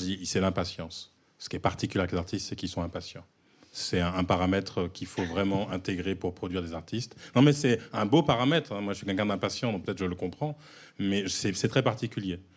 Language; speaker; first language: French; native; French